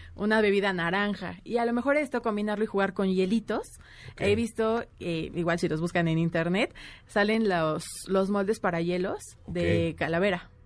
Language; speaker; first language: Spanish; native; Spanish